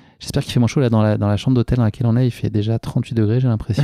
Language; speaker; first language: French; native; French